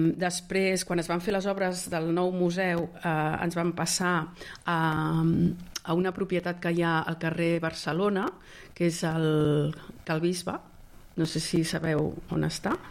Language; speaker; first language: Catalan; native; Catalan